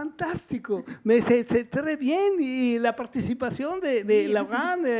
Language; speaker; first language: French; non-native, fluent; Spanish